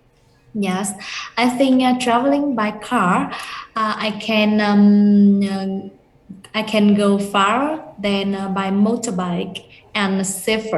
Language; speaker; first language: English; non-native, learner; Vietnamese